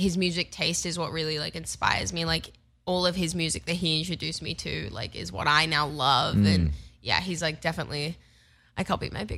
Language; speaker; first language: English; native; English